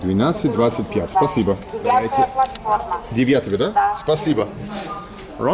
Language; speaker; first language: Russian; non-native, learner; English